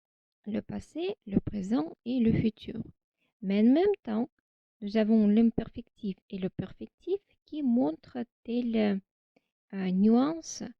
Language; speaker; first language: French; non-native, fluent; Russian